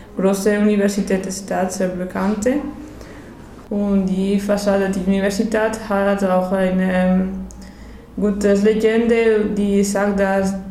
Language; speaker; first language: German; non-native, learner; Spanish